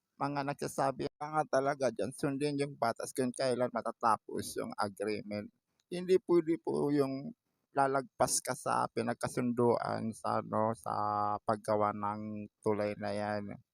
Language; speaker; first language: Filipino; non-native, local second language; Waray